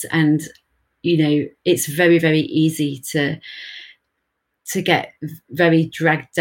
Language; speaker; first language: English; native; English